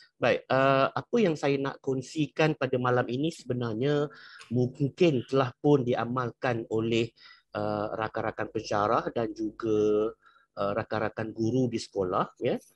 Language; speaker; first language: Malay; native; Malay